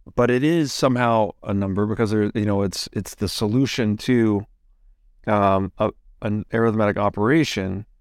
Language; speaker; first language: English; native; English